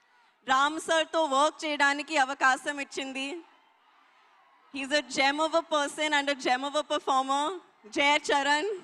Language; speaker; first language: Telugu; non-native, learner; Hindi